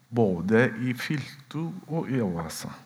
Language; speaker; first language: Norwegian; non-native, fluent; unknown